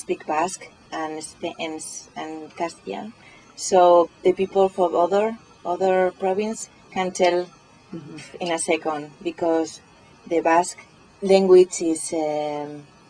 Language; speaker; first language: English; non-native, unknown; Spanish